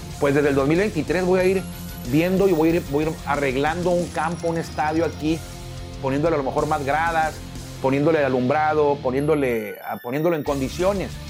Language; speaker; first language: Spanish; native; Spanish